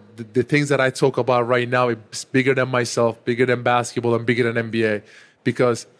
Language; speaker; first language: English; non-native, fluent; Turkish